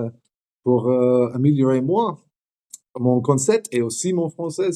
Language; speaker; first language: French; non-native, learner; English